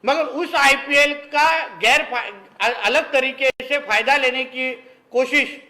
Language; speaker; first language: Hindi; non-native, local second language; Marathi